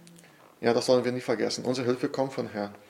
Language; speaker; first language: German; non-native, fluent; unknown